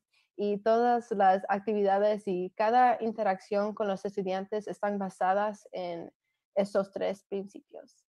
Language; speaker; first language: Spanish; early bilingual, other home language; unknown